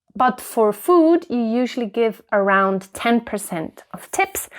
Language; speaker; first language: English; non-native, fluent; German